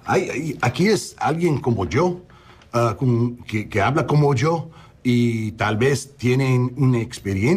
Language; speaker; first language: Spanish; non-native, learner; English